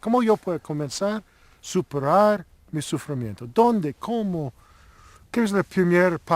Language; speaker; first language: Spanish; non-native, learner; English